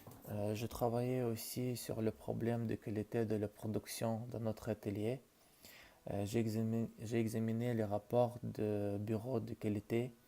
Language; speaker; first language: French; non-native, learner; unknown